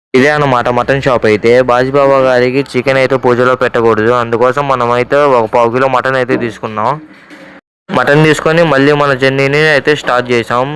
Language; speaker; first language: Telugu; non-native, local second language; Urdu